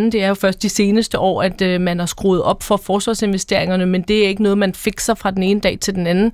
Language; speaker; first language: Danish; native; Danish